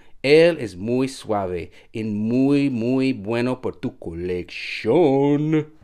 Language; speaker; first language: Spanish; non-native, learner; English